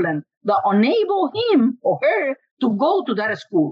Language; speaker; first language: English; non-native, learner; Spanish